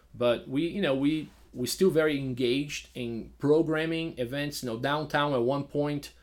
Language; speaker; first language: English; non-native, fluent; Portuguese